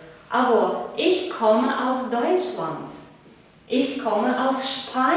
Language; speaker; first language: German; non-native, fluent; Belarusian